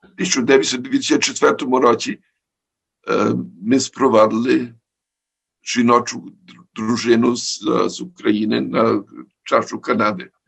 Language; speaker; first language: Ukrainian; early bilingual, heritage; Ukrainian